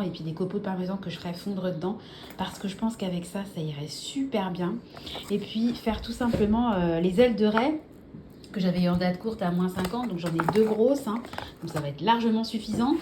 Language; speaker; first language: French; native; French